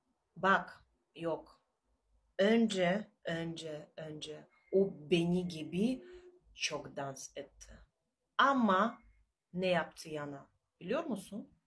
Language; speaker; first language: Turkish; non-native, learner; Russian